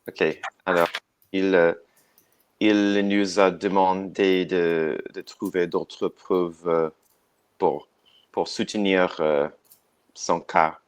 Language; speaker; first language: French; non-native, learner; English